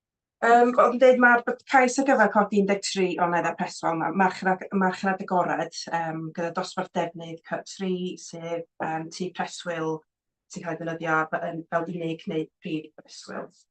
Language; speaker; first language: Welsh; native; Welsh